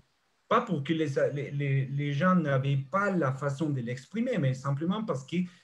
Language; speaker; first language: French; non-native, fluent; Spanish